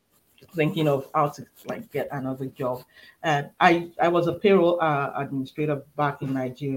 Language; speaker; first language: English; non-native, local second language; Yoruba